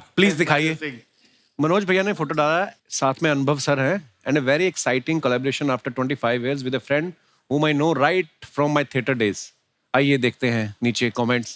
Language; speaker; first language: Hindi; non-native, local second language; Punjabi